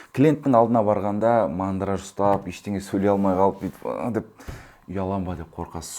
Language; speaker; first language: Kazakh; early bilingual, heritage; Kazakh